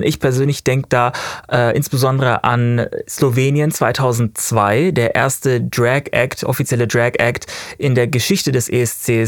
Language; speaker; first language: German; native; German